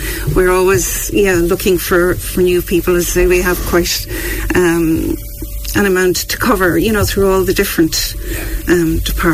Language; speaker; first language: English; native; English